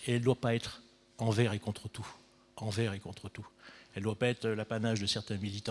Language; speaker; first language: French; native; French